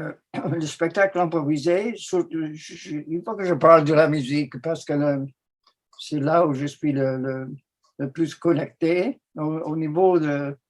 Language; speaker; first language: French; non-native, fluent; English